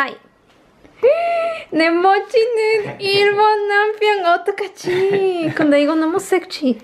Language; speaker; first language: Korean; non-native, learner; Spanish